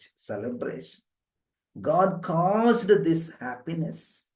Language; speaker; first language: English; non-native, local second language; Telugu